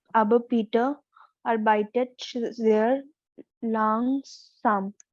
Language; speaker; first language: German; non-native, learner; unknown